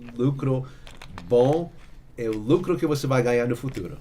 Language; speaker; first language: Portuguese; non-native, fluent; English